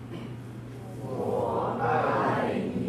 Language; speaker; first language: Chinese; non-native, learner; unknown